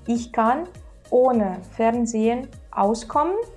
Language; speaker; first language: German; non-native, fluent; Russian